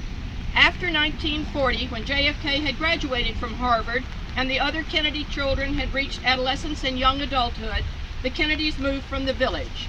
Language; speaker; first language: English; native; English